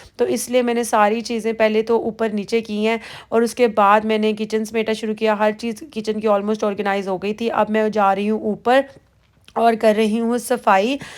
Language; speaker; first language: Urdu; native; Urdu